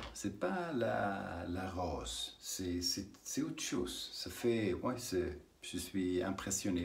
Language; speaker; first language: French; non-native, learner; English